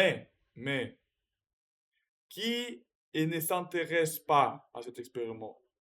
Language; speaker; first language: French; non-native, learner; Russian